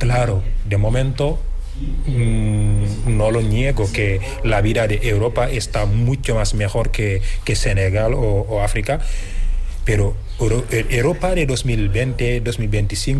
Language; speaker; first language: Spanish; non-native, fluent; Wolof